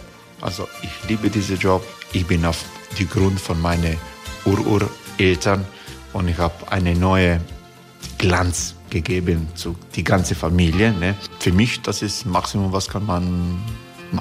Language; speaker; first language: German; non-native, learner; Croatian